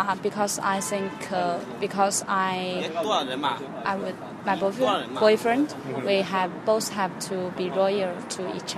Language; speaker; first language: English; non-native, fluent; Chinese